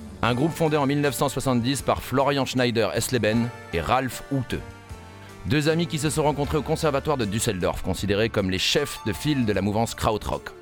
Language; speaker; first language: French; native; French